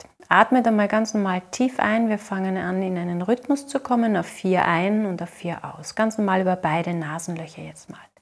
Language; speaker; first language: German; native; German